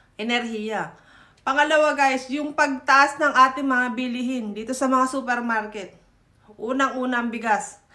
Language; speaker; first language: Filipino; native; Filipino